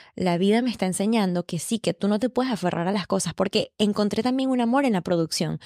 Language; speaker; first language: Spanish; native; Spanish